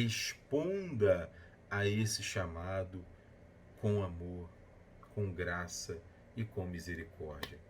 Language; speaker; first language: Portuguese; native; Portuguese